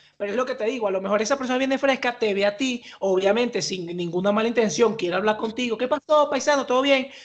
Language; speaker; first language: Spanish; native; Spanish